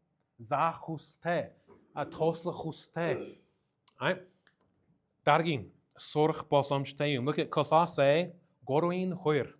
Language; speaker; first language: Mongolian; non-native, learner; English